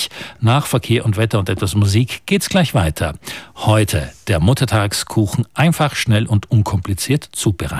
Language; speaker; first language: German; native; German